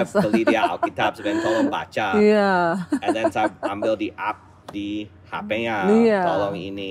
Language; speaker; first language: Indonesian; non-native, fluent; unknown